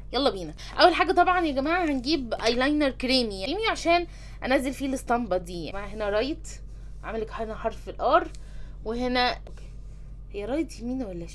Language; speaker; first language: Arabic; native; Arabic